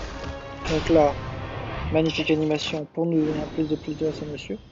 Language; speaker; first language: French; native; French